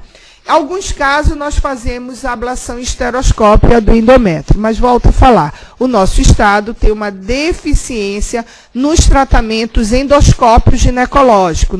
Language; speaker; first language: Portuguese; native; Portuguese